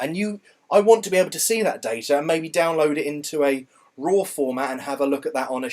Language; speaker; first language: English; native; English